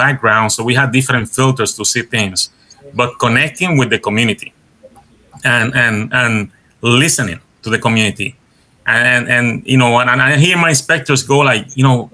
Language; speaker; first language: English; non-native, fluent; Spanish